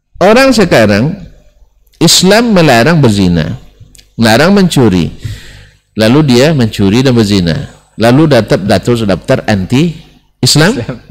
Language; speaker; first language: Indonesian; non-native, local second language; Minangkabau